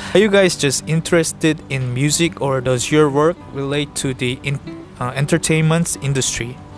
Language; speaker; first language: English; non-native, fluent; Korean